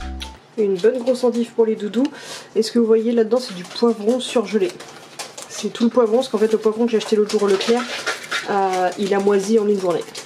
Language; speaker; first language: French; native; French